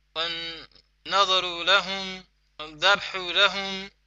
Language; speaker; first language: Arabic; non-native, fluent; English